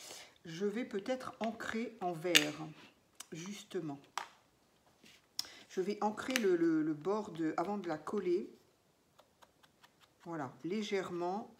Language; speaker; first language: French; native; French